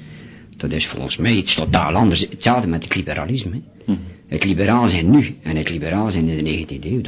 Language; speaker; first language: Dutch; native; Dutch